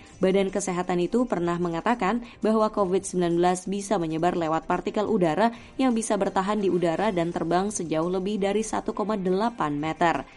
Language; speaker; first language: Indonesian; native; Indonesian